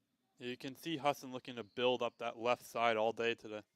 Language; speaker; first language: English; native; English